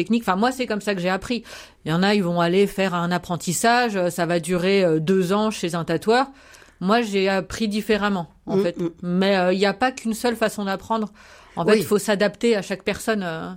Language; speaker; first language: French; native; French